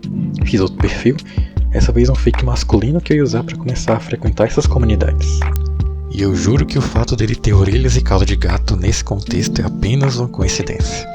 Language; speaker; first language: Portuguese; native; Portuguese